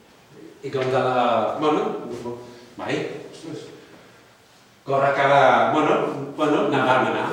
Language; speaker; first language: Basque; non-native, fluent; Welsh